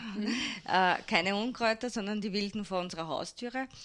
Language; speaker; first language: German; native; German